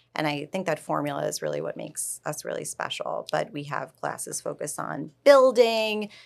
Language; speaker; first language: English; native; English